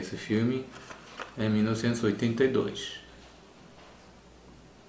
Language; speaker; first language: Portuguese; non-native, fluent; Japanese